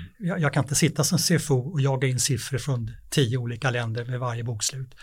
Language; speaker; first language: Swedish; native; Swedish